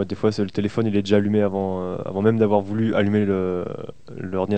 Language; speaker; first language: French; native; French